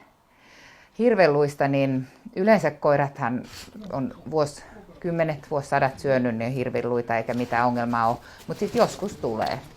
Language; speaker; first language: Finnish; native; Finnish